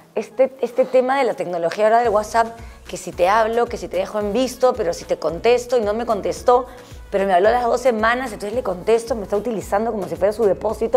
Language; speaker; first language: Spanish; native; Spanish